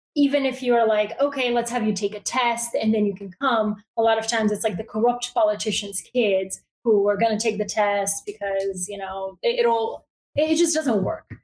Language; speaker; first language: English; early bilingual, other home language; Bulgarian